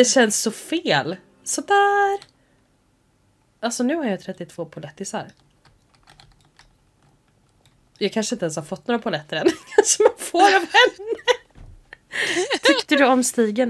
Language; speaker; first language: Swedish; native; Swedish